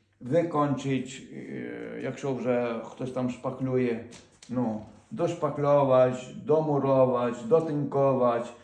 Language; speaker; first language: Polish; non-native, fluent; Ukrainian